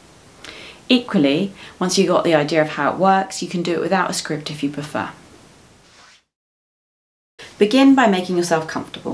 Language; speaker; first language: English; native; English